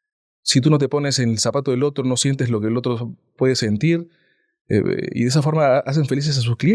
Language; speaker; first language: Spanish; native; Spanish